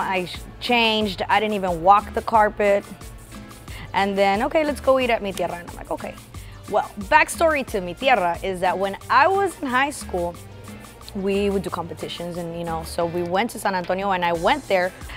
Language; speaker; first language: English; native; English